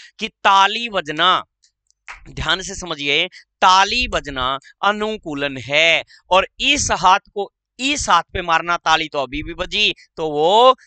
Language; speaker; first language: Hindi; native; Hindi